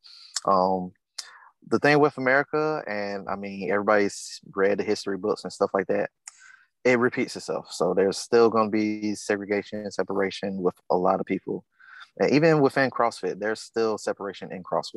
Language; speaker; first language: English; native; English